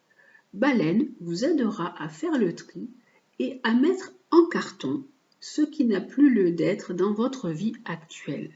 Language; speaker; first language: French; native; French